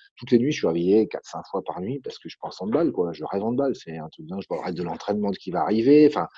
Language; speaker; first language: French; native; French